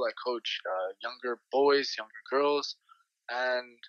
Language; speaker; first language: English; native; English